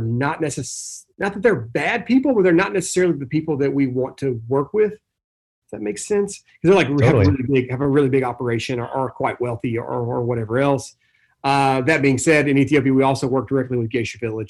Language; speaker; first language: English; native; English